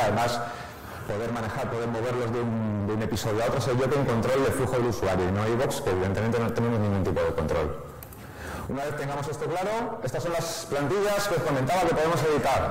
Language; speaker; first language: Spanish; native; Spanish